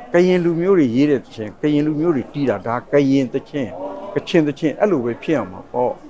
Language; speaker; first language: Burmese; native; Burmese